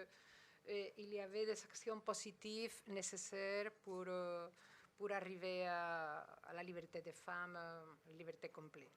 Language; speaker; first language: French; non-native, fluent; Spanish